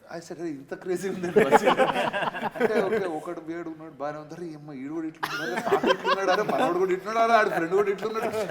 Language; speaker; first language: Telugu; native; Telugu